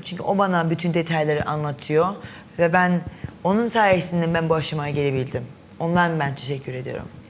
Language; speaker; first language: Turkish; early bilingual, heritage; Turkish